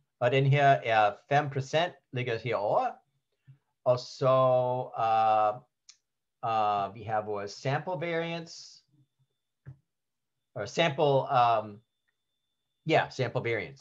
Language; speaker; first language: Danish; non-native, learner; English